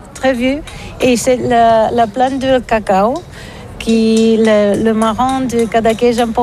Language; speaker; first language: French; non-native, learner; Catalan